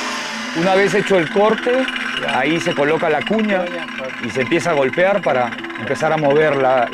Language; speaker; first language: Spanish; native; Spanish